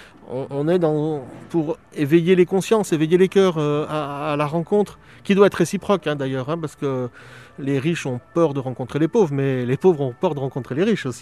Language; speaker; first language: French; native; French